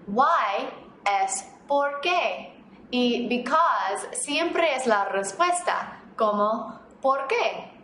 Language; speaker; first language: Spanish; non-native, fluent; English